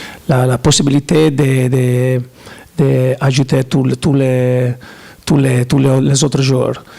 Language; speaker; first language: French; non-native, learner; Italian